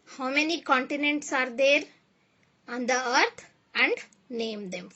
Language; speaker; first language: English; non-native, local second language; Kannada